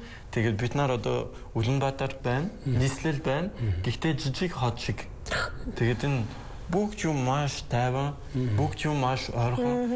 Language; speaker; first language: Mongolian; non-native, learner; French